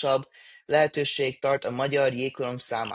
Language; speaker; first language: Hungarian; early bilingual, heritage; English